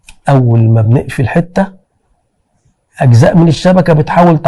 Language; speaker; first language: Arabic; native; Arabic